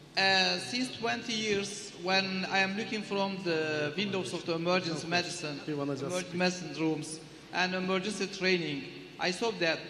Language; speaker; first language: English; non-native, learner; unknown